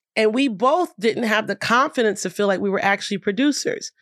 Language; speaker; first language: English; native; English